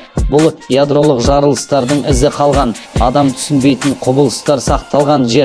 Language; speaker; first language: Kazakh; native; Kazakh